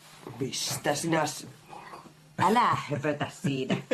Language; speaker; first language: Finnish; native; Finnish